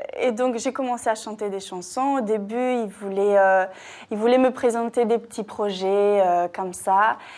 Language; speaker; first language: French; non-native, fluent; Russian